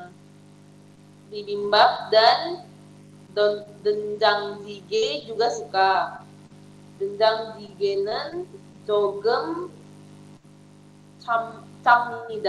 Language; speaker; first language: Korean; non-native, learner; Indonesian